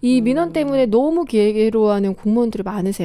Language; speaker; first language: Korean; native; Korean